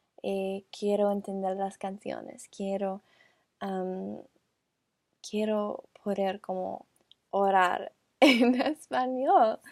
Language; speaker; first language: Spanish; non-native, learner; English